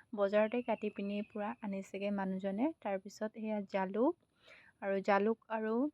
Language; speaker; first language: Assamese; native; Assamese